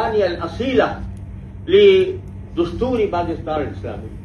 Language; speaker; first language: Arabic; non-native, fluent; Urdu